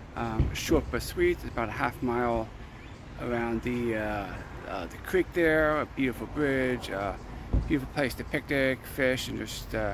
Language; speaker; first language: English; native; English